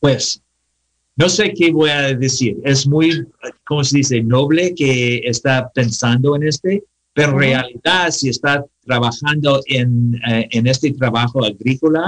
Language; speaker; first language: Spanish; non-native, learner; English